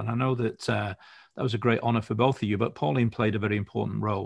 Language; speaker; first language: English; native; English